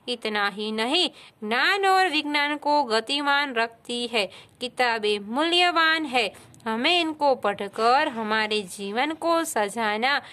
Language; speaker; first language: Hindi; non-native, local second language; Gujarati